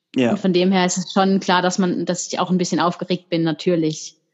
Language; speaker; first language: German; native; German